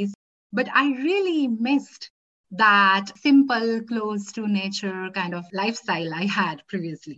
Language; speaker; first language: English; non-native, local second language; Marathi